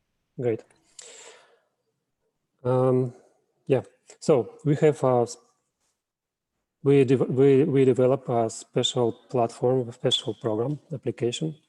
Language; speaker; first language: English; non-native, fluent; Russian